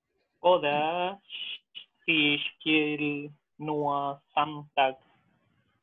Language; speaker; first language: German; non-native, learner; Spanish